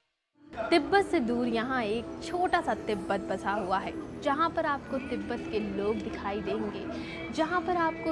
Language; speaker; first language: Hindi; native; Hindi